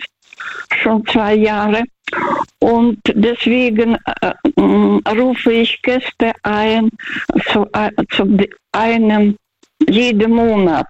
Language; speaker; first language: German; non-native, fluent; Russian